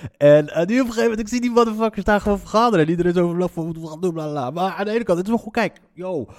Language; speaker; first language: Dutch; early bilingual, other home language; Arabic